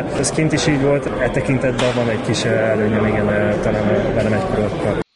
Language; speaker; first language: Hungarian; native; Hungarian